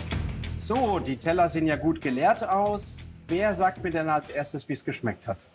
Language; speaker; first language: German; native; German